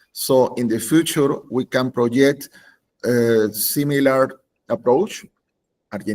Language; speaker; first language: English; non-native, learner; Spanish